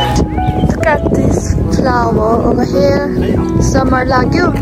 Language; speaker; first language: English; non-native, learner; Nepali